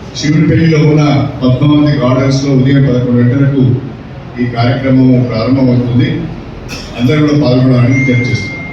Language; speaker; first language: Telugu; native; Telugu